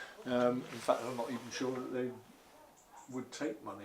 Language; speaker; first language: English; native; English